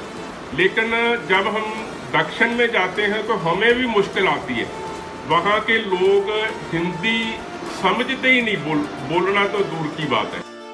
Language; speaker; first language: Hindi; non-native, local second language; Punjabi